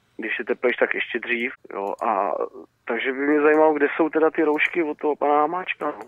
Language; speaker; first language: Czech; native; Czech